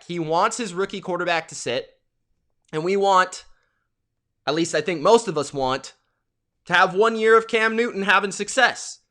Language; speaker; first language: English; native; English